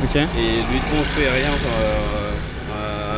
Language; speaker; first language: French; non-native, local second language; Malagasy